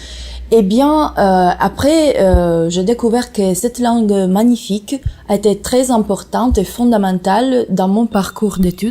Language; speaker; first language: French; non-native, fluent; Italian